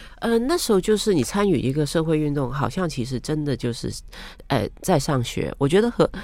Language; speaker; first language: Chinese; non-native, local second language; Cantonese